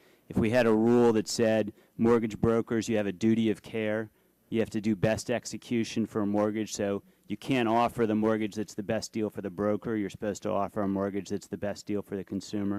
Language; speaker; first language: English; native; English